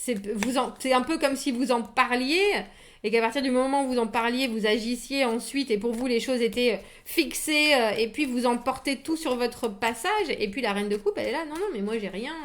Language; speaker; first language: French; native; French